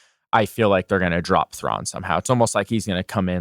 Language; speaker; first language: English; native; English